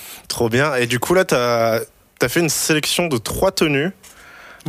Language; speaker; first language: French; native; French